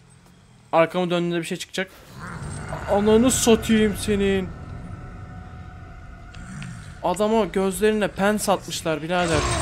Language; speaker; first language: Turkish; native; Turkish